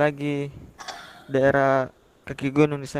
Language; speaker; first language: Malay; non-native, local second language; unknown